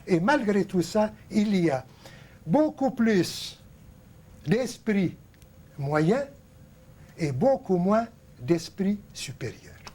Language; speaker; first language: French; non-native, local second language; Arabic